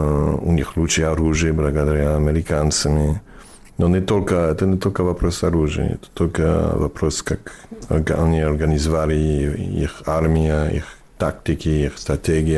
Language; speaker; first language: Russian; non-native, fluent; English